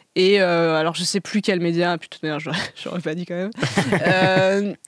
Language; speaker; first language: French; native; French